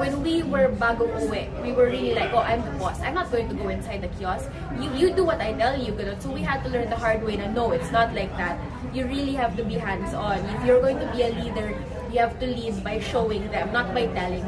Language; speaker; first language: English; non-native, local second language; Cebuano